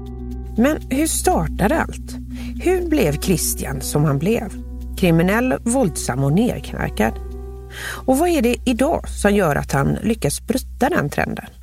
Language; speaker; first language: Swedish; native; Swedish